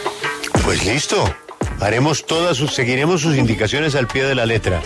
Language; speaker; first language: Spanish; native; Spanish